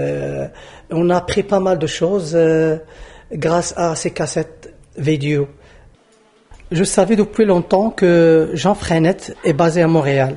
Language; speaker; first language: French; non-native, local second language; Arabic